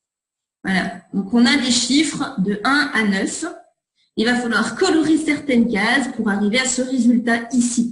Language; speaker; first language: French; native; French